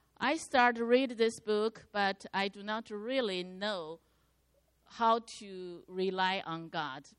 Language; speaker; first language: English; non-native, learner; Chinese